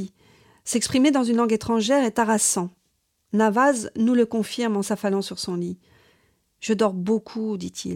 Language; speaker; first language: French; native; French